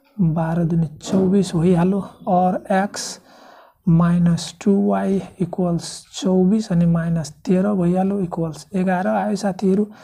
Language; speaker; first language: Nepali; non-native, local second language; Maithili